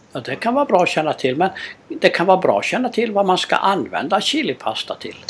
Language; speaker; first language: Swedish; native; Swedish